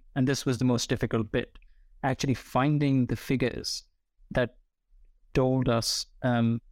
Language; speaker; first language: English; non-native, local second language; Hindi